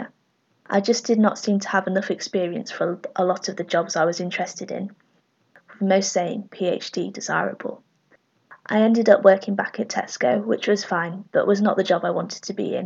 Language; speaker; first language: English; native; English